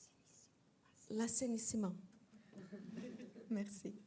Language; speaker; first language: French; non-native, fluent; Portuguese